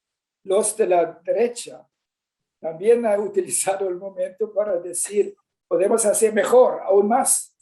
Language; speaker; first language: Spanish; non-native, fluent; Swedish